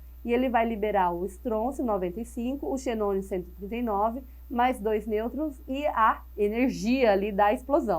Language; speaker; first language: Portuguese; native; Portuguese